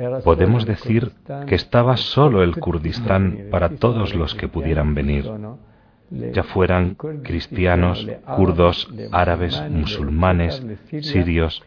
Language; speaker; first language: Spanish; non-native, fluent; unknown